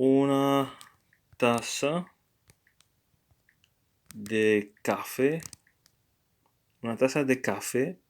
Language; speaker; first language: Spanish; non-native, learner; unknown